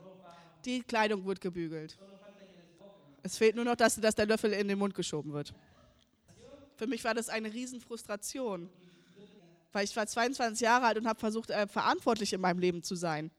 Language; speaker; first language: German; early bilingual, heritage; German